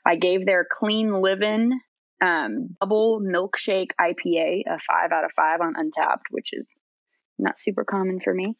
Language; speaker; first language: English; native; English